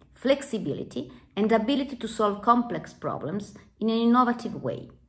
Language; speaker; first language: English; non-native, fluent; Italian